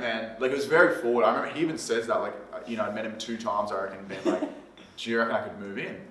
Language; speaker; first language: English; native; English